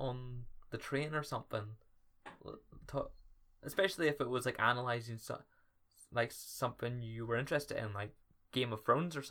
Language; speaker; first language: English; native; English